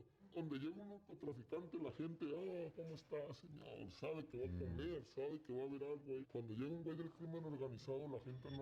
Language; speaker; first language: Spanish; native; Spanish